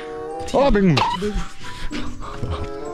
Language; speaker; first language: Thai; non-native, learner; Korean